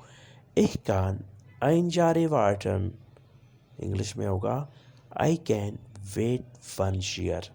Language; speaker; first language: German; non-native, fluent; Urdu